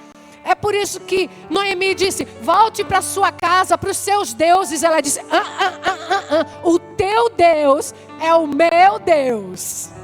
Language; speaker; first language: Portuguese; native; Portuguese